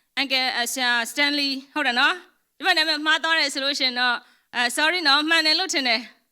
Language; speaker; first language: Burmese; non-native, local second language; Hakha Chin